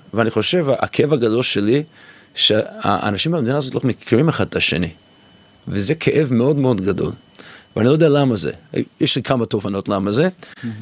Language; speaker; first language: Hebrew; non-native, fluent; English